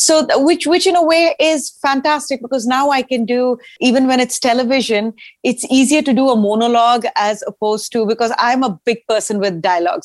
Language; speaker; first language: English; non-native, local second language; Hindi